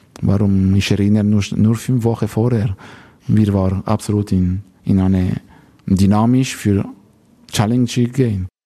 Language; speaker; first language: German; non-native, local second language; French